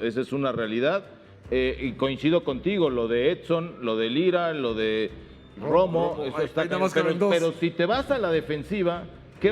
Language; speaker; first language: Spanish; native; Spanish